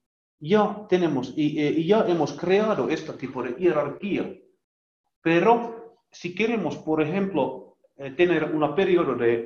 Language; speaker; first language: Spanish; non-native, learner; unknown